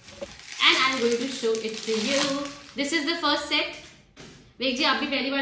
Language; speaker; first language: Hindi; native; Hindi